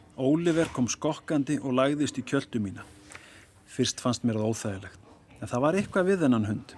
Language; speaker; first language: Icelandic; native; Icelandic